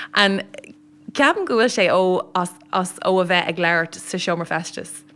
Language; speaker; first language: Irish; non-native, local second language; English